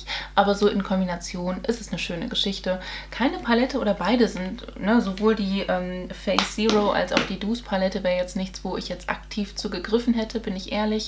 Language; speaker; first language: German; native; German